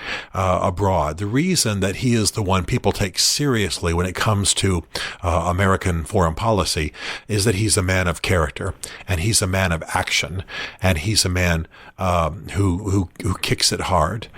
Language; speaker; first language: English; native; English